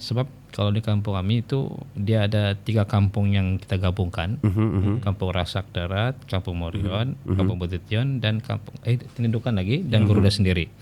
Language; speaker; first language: Malay; native; Malay